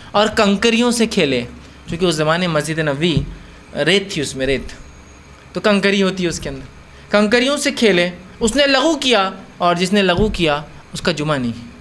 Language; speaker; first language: Urdu; native; Urdu